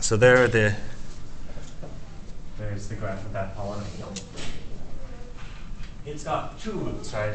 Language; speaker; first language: English; native; English